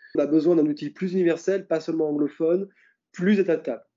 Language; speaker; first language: French; native; French